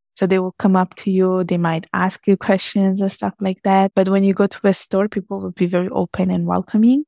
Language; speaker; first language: English; early bilingual, heritage; Italian